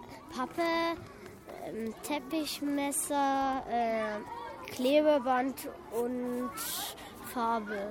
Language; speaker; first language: German; native; German